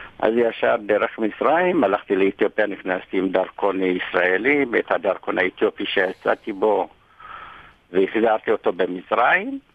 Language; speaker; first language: Hebrew; non-native, fluent; Amharic